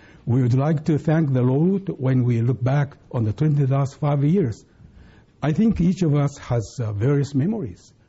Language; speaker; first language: English; non-native, fluent; Japanese